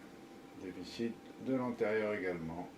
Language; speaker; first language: French; native; French